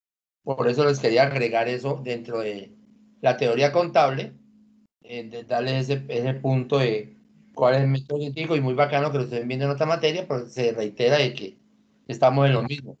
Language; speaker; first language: Spanish; native; Spanish